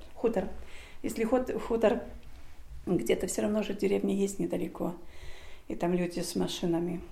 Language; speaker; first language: Russian; non-native, local second language; Polish